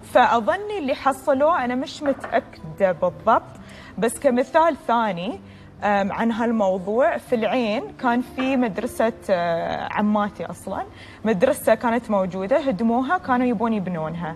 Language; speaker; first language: Arabic; native; Arabic